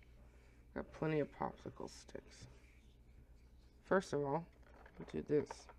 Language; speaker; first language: English; native; English